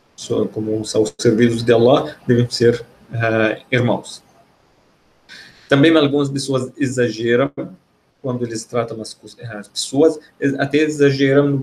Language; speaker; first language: Portuguese; non-native, fluent; Arabic